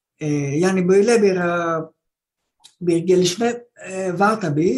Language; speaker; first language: Turkish; non-native, learner; Greek